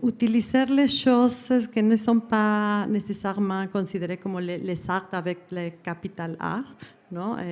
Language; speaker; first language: French; non-native, fluent; Spanish